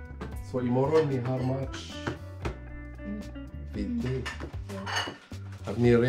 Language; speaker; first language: Swedish; non-native, fluent; Arabic